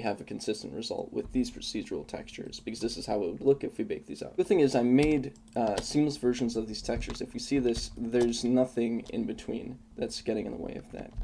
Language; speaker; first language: English; native; English